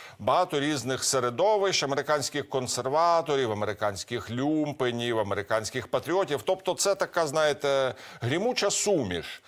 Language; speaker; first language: Ukrainian; native; Ukrainian